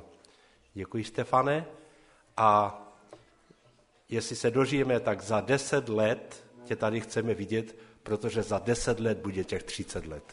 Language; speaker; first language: Czech; non-native, local second language; Polish